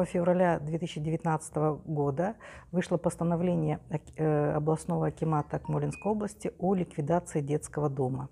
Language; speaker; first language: Russian; native; Russian